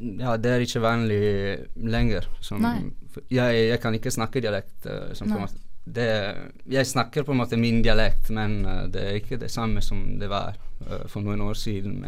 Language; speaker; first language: Norwegian; non-native, fluent; Italian